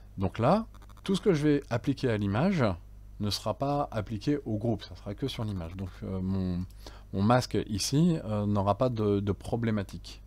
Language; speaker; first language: French; native; French